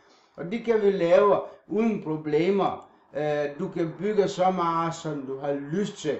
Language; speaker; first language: Danish; non-native, fluent; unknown